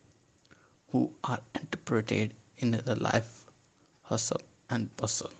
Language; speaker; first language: English; non-native, local second language; Gujarati